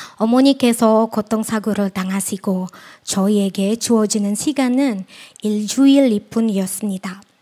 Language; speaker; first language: Korean; non-native, fluent; Indonesian